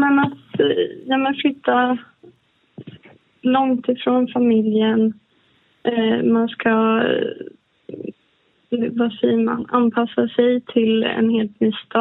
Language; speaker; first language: Swedish; native; Swedish